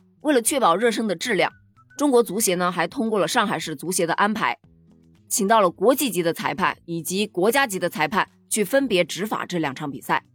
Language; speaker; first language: Chinese; native; Chinese